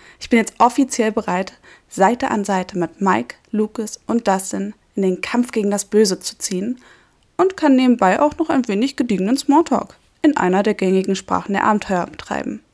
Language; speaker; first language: German; native; German